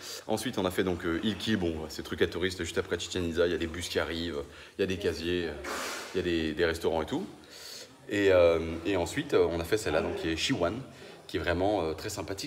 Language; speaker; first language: French; native; French